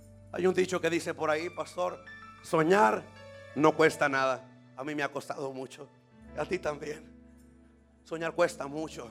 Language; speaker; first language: Spanish; native; Spanish